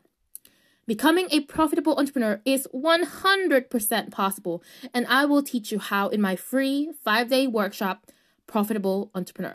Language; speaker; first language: English; native; English